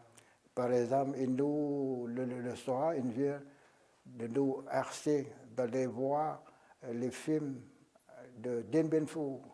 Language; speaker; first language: French; non-native, local second language; Vietnamese